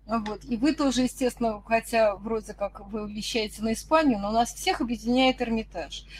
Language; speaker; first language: Russian; native; Russian